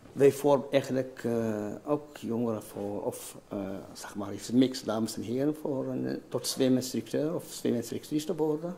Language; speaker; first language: Dutch; non-native, learner; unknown